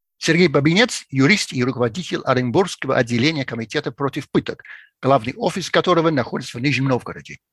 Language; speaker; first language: Russian; non-native, fluent; English